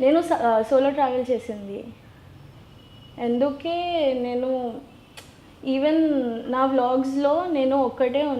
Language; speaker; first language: Telugu; non-native, local second language; Gujarati